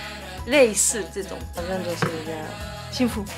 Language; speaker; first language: Chinese; non-native, fluent; French